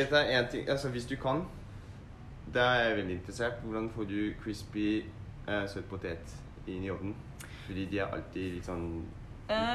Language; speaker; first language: Norwegian; non-native, fluent; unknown